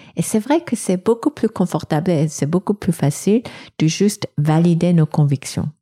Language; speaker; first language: French; non-native, fluent; Korean